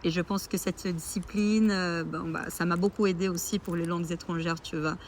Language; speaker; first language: French; non-native, fluent; Portuguese